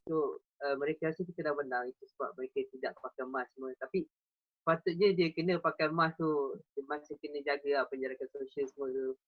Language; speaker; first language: Malay; native; Malay